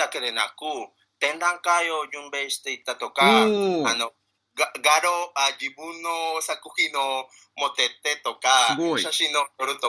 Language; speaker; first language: Japanese; non-native, learner; Spanish